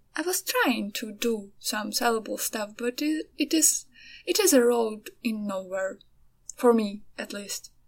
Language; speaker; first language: English; non-native, fluent; Ukrainian